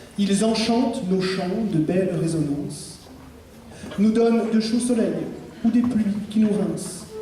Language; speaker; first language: French; native; French